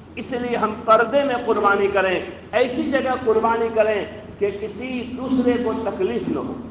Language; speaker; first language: Urdu; non-native, local second language; Bangla